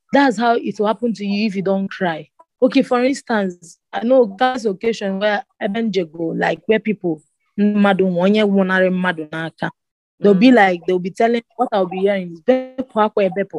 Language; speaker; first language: English; non-native, local second language; Igbo